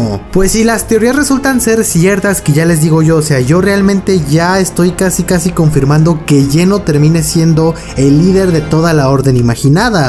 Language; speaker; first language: Spanish; native; Spanish